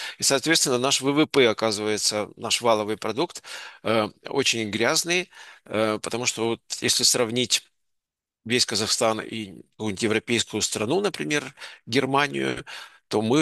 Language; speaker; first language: Russian; native; Russian